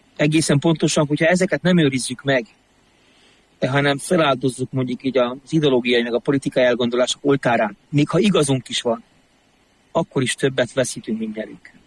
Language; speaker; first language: Hungarian; native; Hungarian